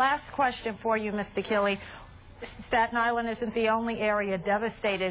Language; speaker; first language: English; native; English